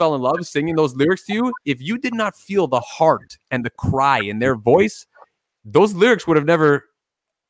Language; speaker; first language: English; native; English